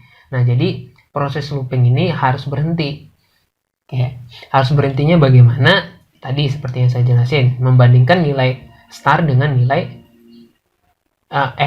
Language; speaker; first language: Indonesian; native; Indonesian